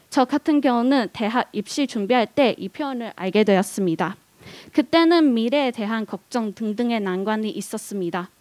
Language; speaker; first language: Korean; non-native, fluent; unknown